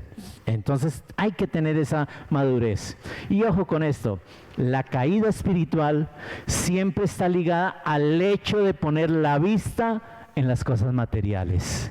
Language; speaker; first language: Spanish; native; Spanish